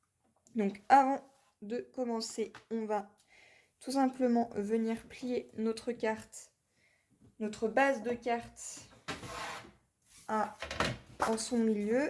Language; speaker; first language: French; native; French